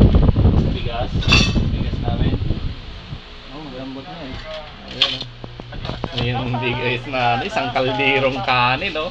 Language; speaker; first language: Filipino; non-native, local second language; Hiligaynon